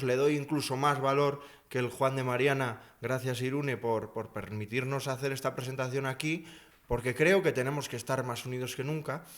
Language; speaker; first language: Spanish; native; Spanish